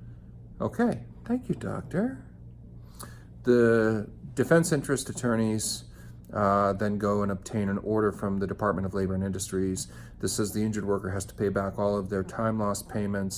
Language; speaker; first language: English; native; English